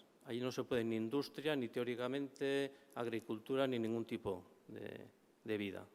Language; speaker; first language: Spanish; native; Spanish